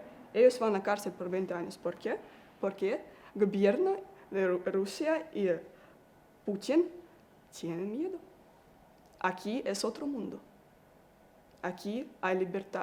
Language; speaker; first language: Spanish; non-native, learner; Russian